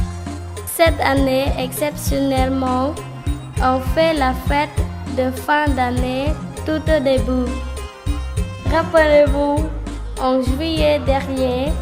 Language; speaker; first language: French; non-native, learner; Khmer